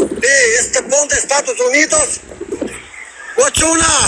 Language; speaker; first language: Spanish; non-native, learner; Albanian